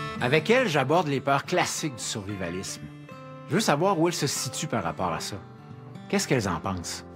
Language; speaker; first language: French; native; French